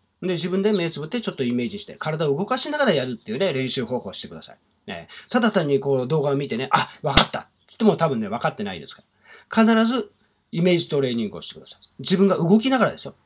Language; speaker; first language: Japanese; native; Japanese